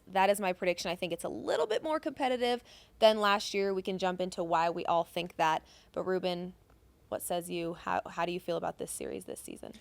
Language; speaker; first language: English; native; English